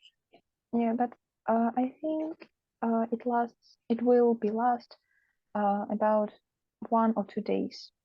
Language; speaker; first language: English; non-native, learner; Russian